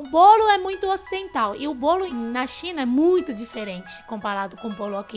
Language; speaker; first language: Portuguese; non-native, fluent; Chinese